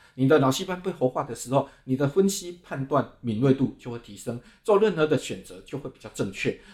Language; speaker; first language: Chinese; native; Chinese